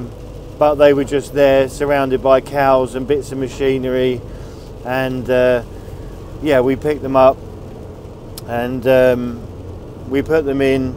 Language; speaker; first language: English; native; English